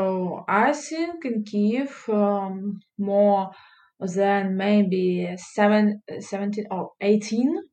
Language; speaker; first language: English; non-native, learner; Russian